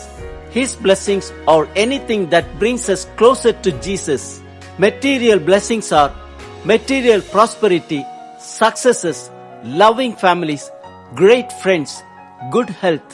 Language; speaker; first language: English; non-native, local second language; Tamil